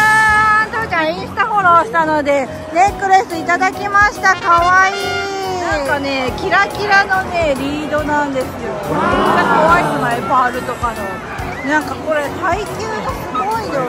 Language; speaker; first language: Japanese; native; Japanese